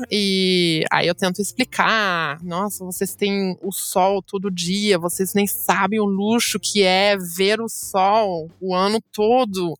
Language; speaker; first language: Portuguese; non-native, fluent; German